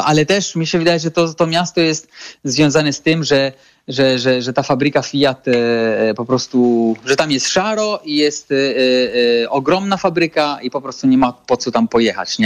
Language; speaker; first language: Polish; non-native, fluent; Italian